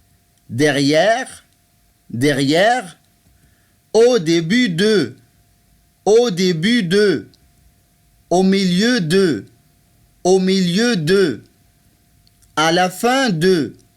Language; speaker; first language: French; non-native, fluent; Arabic